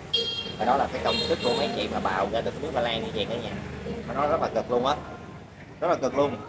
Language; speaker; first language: Vietnamese; native; Vietnamese